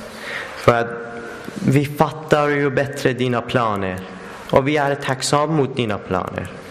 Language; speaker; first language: Swedish; non-native, learner; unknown